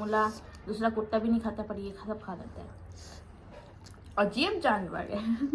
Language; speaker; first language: Hindi; non-native, local second language; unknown